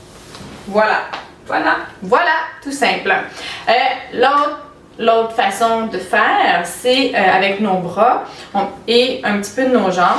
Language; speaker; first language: French; native; French